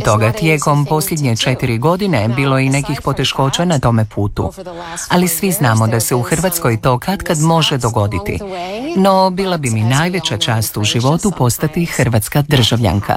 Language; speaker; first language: Croatian; non-native, fluent; English